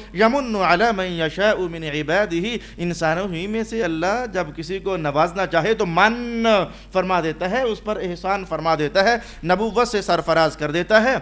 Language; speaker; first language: Urdu; non-native, local second language; Punjabi